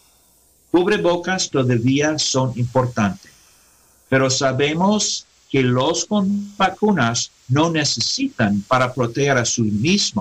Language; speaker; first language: Spanish; non-native, learner; English